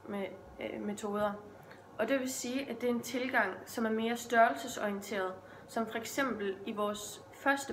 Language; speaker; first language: Danish; native; Danish